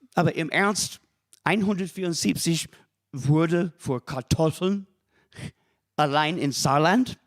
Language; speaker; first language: German; non-native, fluent; English